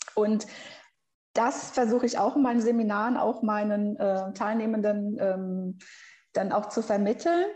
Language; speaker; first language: German; non-native, fluent; Portuguese